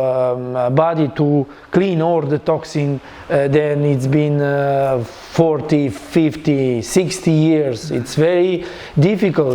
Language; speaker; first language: English; non-native, learner; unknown